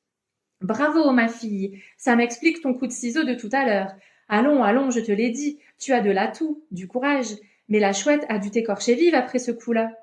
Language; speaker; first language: French; native; French